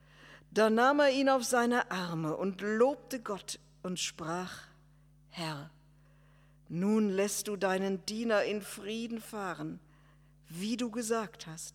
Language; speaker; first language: German; native; German